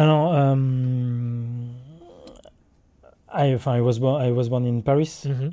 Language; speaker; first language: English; non-native, learner; French